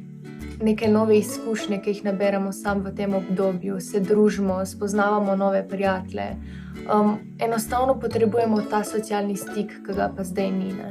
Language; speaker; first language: Slovenian; native; Slovenian